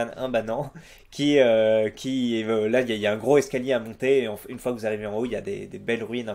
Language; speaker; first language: French; native; French